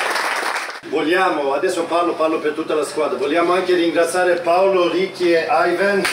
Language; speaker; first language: Italian; non-native, fluent; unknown